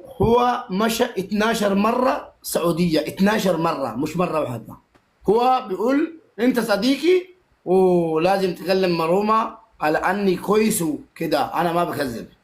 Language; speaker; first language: Arabic; non-native, learner; Oromo